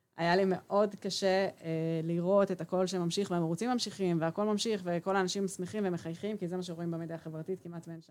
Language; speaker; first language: Hebrew; native; Hebrew